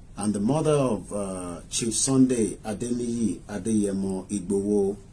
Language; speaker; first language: English; non-native, local second language; Yoruba